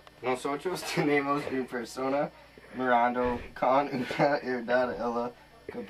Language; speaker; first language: Spanish; non-native, learner; English